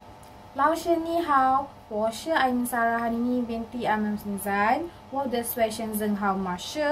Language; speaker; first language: Chinese; non-native, learner; Malay